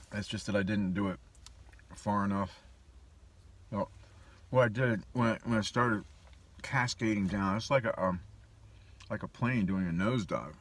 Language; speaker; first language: English; native; English